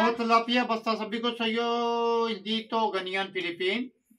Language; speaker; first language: Filipino; non-native, learner; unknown